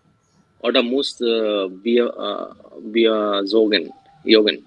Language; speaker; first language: German; non-native, learner; Bangla